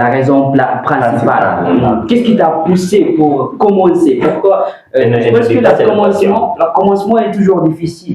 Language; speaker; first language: French; non-native, fluent; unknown